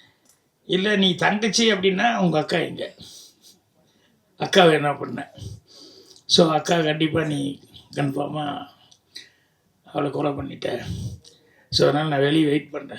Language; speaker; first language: Tamil; native; Tamil